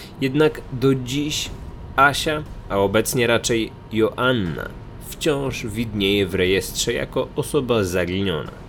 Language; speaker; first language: Polish; native; Polish